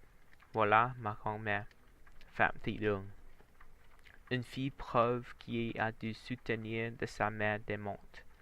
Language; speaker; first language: French; non-native, learner; Vietnamese